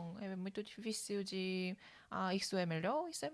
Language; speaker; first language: Portuguese; non-native, learner; Korean